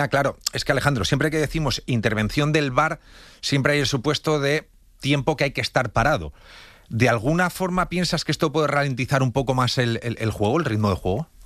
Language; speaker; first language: Spanish; native; Spanish